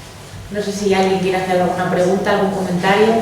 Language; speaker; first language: Spanish; native; Spanish